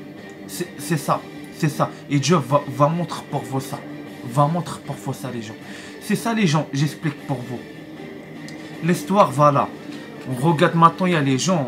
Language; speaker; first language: French; non-native, learner; Arabic